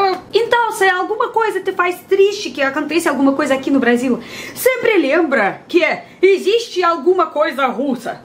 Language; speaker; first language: Portuguese; non-native, fluent; Russian